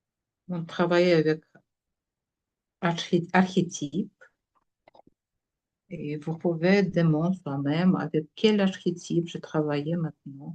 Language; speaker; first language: French; non-native, learner; Russian